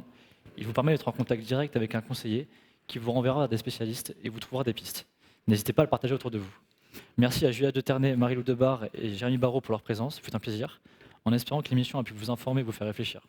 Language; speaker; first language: French; native; French